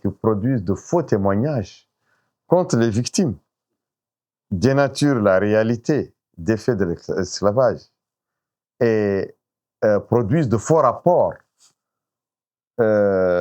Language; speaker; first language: French; non-native, local second language; Arabic